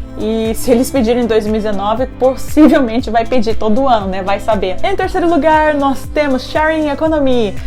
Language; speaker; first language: Portuguese; early bilingual, heritage; Japanese